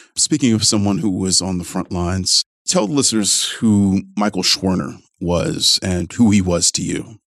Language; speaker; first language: English; native; English